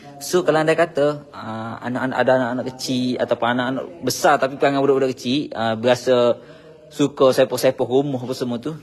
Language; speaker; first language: Malay; native; Malay